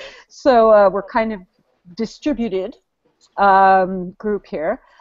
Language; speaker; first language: English; native; English